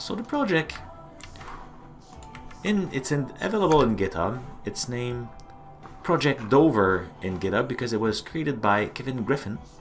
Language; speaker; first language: English; non-native, fluent; French